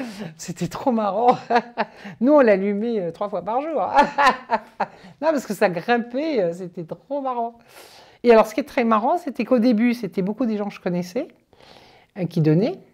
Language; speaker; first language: French; native; French